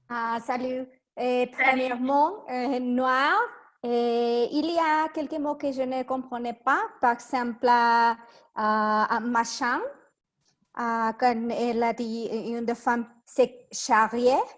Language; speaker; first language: French; non-native, learner; Spanish